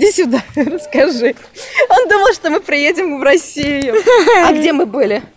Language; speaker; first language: Russian; native; Russian